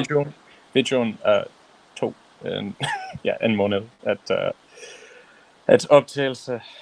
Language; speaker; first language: Danish; non-native, learner; English